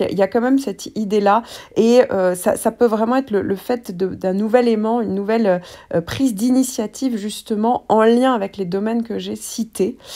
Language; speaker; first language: French; native; French